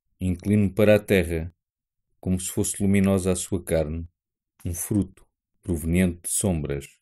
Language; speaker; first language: Portuguese; native; Portuguese